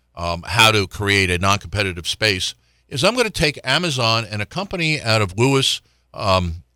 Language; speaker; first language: English; native; English